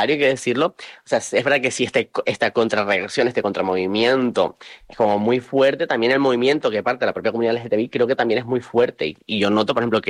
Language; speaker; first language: Spanish; native; Spanish